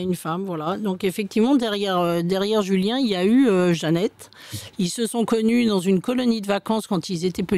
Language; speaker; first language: French; native; French